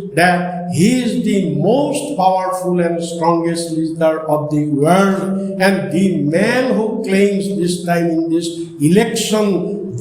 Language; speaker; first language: English; non-native, local second language; Assamese